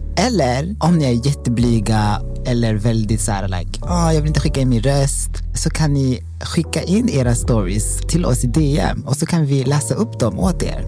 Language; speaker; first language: Swedish; native; Swedish